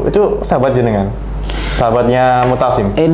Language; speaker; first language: Indonesian; native; Indonesian